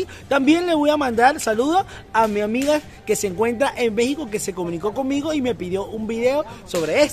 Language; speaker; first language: Spanish; native; Spanish